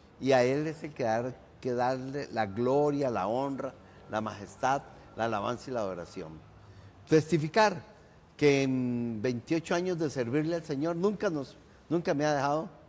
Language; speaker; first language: Spanish; native; Spanish